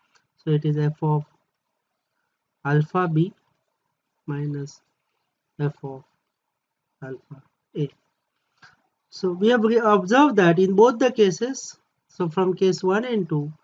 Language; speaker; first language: English; non-native, local second language; Marathi